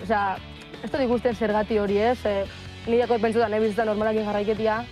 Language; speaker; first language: Basque; native; Basque